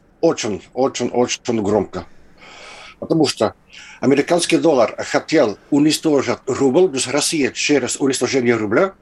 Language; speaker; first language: Russian; non-native, fluent; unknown